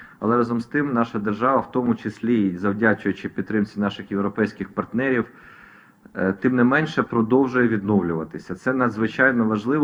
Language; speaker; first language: Ukrainian; native; Ukrainian